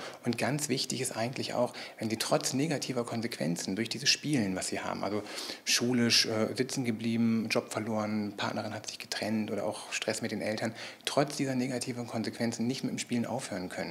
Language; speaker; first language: German; native; German